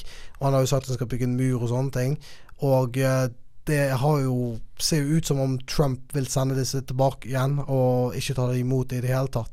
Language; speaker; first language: Norwegian; native; Norwegian